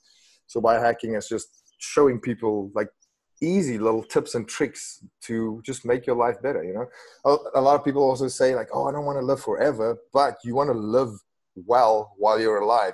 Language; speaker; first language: English; non-native, local second language; Afrikaans